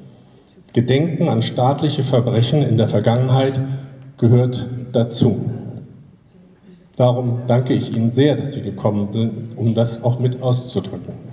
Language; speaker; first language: German; native; German